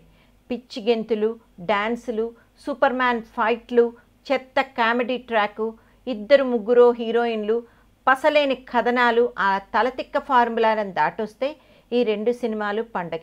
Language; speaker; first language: Telugu; native; Telugu